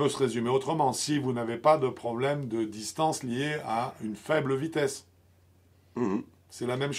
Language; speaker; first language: French; native; French